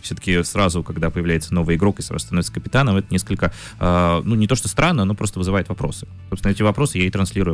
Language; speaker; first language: Russian; native; Russian